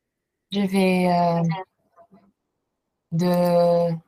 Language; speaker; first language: French; non-native, learner; Vietnamese